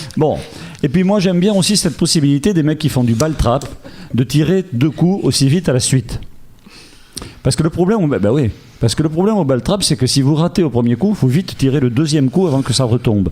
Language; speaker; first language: French; native; French